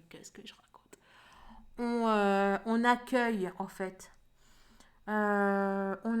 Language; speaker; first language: French; native; French